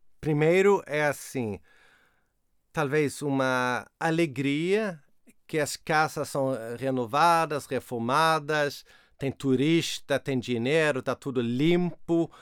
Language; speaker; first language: Portuguese; non-native, fluent; Swedish